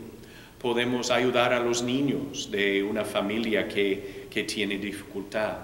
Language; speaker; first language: Spanish; non-native, fluent; English